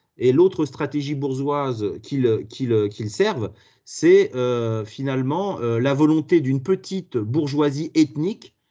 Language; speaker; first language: French; native; French